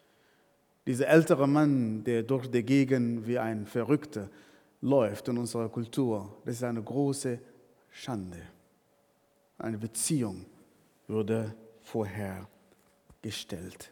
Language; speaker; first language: German; non-native, fluent; Arabic